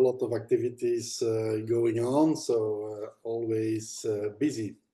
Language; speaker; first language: English; non-native, fluent; Dutch